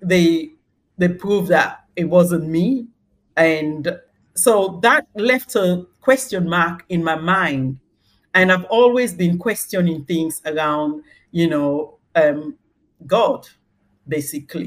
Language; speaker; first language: English; non-native, local second language; Krio